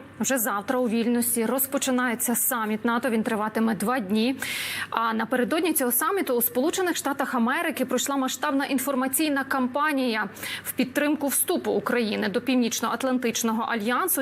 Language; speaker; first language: Ukrainian; native; Ukrainian